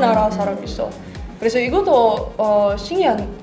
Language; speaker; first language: Korean; non-native, learner; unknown